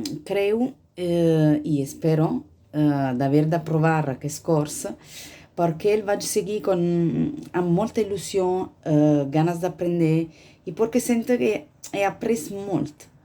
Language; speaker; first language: Catalan; non-native, learner; Italian